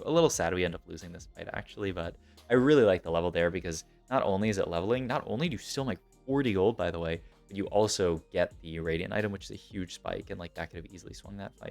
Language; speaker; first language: English; native; English